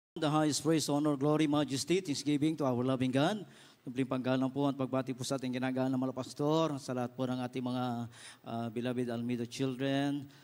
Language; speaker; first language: Filipino; non-native, local second language; Iloko